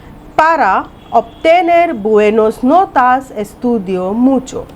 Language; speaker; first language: Spanish; non-native, fluent; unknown